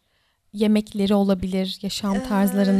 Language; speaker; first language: Turkish; native; Turkish